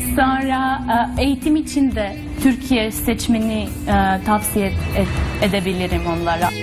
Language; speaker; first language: Turkish; non-native, learner; Albanian